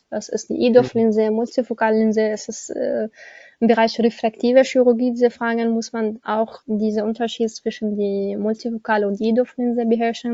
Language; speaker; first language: German; non-native, learner; Arabic